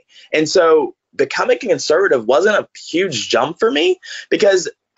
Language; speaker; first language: English; native; English